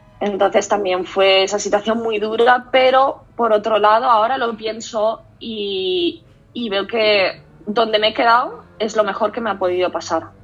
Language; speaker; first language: Spanish; early bilingual, other home language; Russian